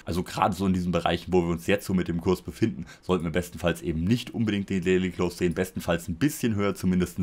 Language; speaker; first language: German; native; German